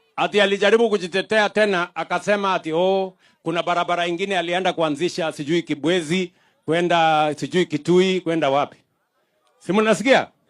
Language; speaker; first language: Swahili; non-native, local second language; Kalenjin